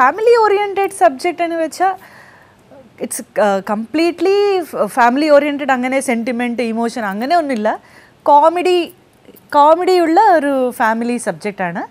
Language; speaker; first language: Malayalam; non-native, fluent; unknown